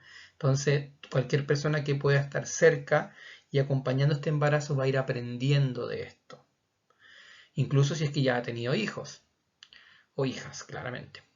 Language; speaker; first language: Spanish; native; Spanish